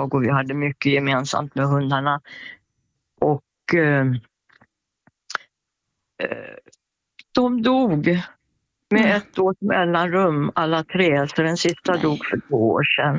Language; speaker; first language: Swedish; native; Swedish